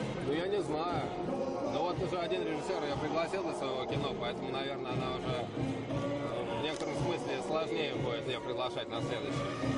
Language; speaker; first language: Russian; native; Russian